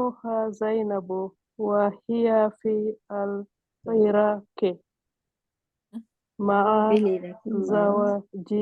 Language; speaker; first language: Arabic; non-native, learner; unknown